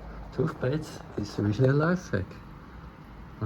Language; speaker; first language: English; non-native, fluent; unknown